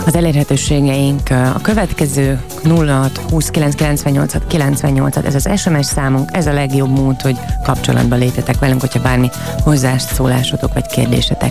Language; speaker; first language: Hungarian; native; Hungarian